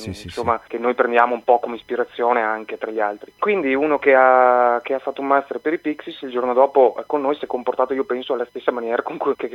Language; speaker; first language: Italian; native; Italian